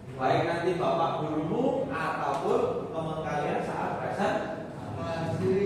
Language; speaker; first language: Indonesian; native; Indonesian